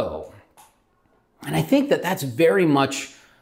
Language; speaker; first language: English; native; English